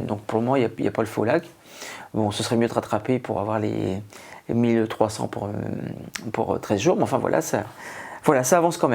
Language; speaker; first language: French; native; French